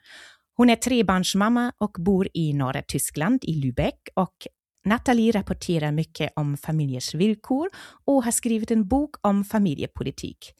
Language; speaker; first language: Swedish; non-native, fluent; German